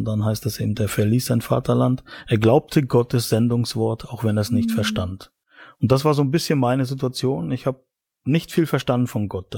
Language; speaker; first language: German; native; German